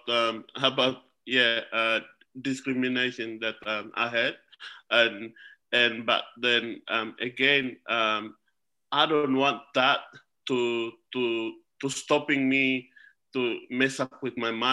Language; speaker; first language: English; non-native, fluent; Indonesian